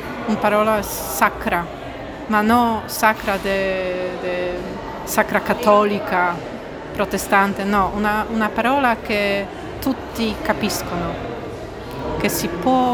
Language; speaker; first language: Italian; non-native, learner; Polish